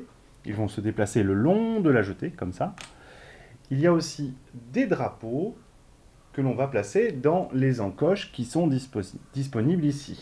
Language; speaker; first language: French; native; French